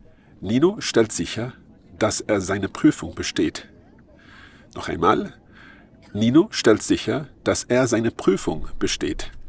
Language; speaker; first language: German; non-native, fluent; English